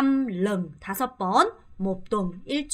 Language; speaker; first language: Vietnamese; non-native, fluent; Korean